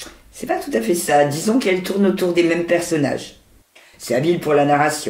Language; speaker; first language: French; native; French